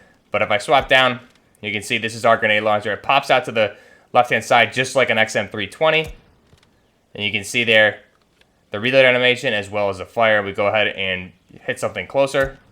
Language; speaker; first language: English; native; English